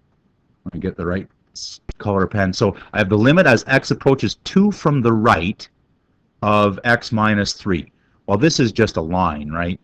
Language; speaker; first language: English; native; English